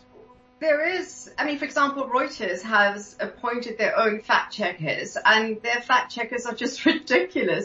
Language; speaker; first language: English; native; English